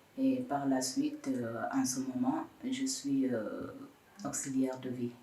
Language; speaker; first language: French; non-native, local second language; Wolof